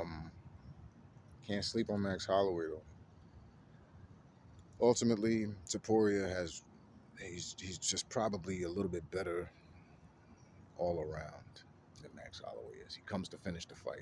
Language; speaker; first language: English; native; English